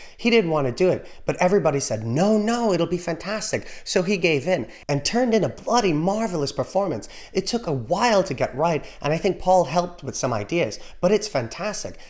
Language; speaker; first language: English; native; English